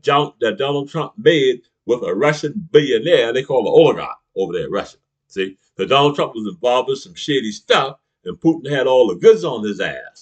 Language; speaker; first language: English; native; English